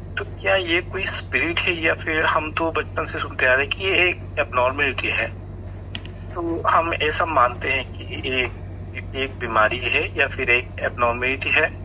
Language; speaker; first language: Hindi; non-native, local second language; Bangla